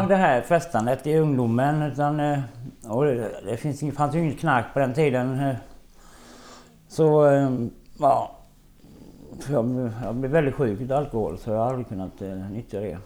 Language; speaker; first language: Swedish; native; Swedish